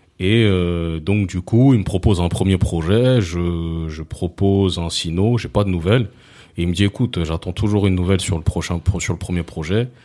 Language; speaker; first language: French; early bilingual, other home language; Lingala